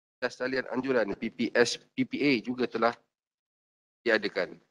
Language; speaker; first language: Malay; native; Malay